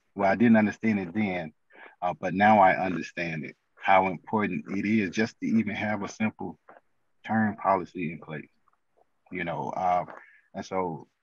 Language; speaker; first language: English; native; English